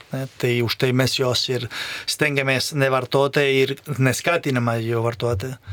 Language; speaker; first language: Lithuanian; non-native, fluent; Spanish